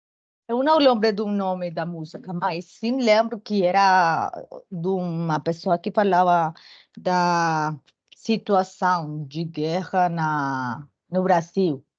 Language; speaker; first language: Portuguese; non-native, learner; Spanish